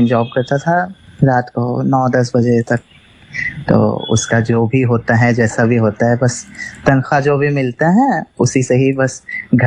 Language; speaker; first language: Hindi; non-native, local second language; Assamese